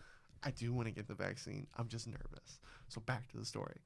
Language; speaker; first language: English; native; English